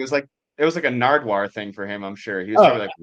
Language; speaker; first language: English; native; English